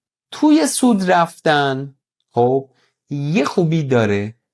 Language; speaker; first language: Persian; native; Persian